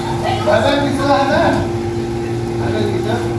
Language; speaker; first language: Arabic; non-native, learner; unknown